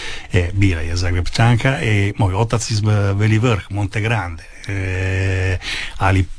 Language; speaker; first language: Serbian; early bilingual, heritage; Italian